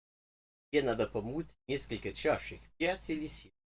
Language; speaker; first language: Russian; non-native, learner; English